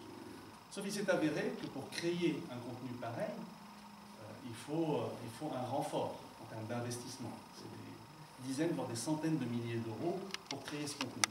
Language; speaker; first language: French; non-native, local second language; Arabic